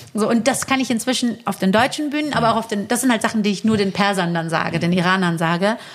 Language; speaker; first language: German; early bilingual, other home language; Persian